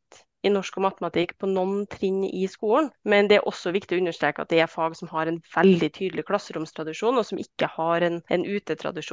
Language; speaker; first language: Norwegian; native; Norwegian